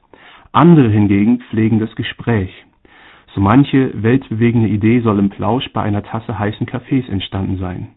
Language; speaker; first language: German; native; German